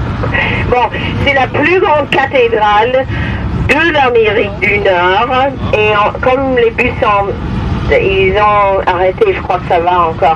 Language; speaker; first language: French; non-native, fluent; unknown